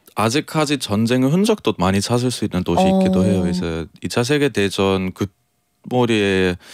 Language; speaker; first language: Korean; non-native, fluent; German